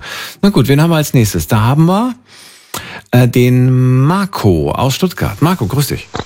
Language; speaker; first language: German; native; German